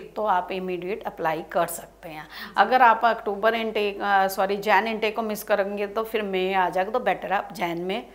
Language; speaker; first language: Hindi; non-native, local second language; Punjabi